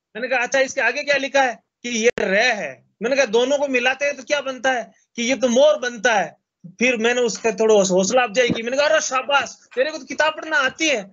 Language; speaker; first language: Hindi; native; Hindi